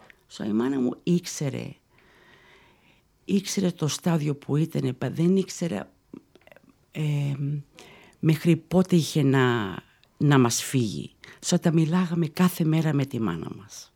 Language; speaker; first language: Greek; early bilingual, heritage; Greek